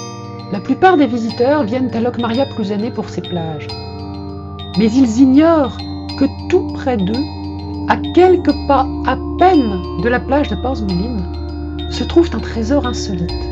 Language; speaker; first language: French; native; French